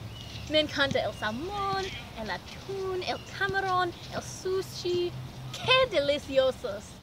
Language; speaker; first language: Spanish; non-native, learner; English